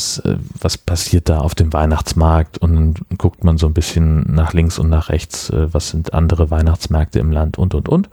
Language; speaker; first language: German; native; German